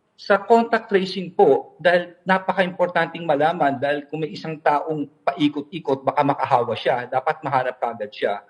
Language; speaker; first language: Filipino; native; Filipino